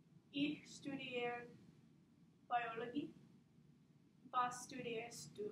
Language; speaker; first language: German; non-native, learner; English